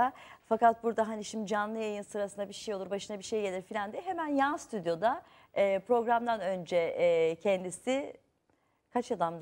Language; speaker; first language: Turkish; native; Turkish